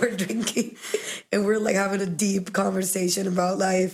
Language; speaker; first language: English; non-native, fluent; Spanish